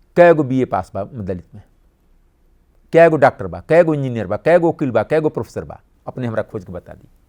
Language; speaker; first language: Bhojpuri; non-native, local second language; Maithili